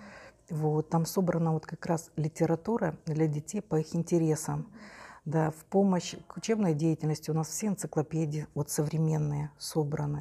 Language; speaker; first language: Russian; native; Russian